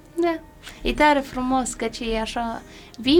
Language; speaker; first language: Romanian; early bilingual, heritage; Romanian